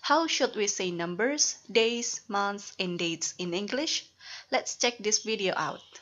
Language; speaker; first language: English; non-native, fluent; Indonesian